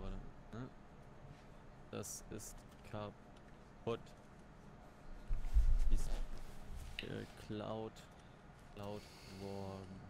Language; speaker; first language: German; native; German